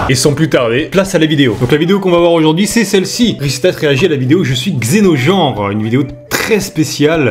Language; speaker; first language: French; native; French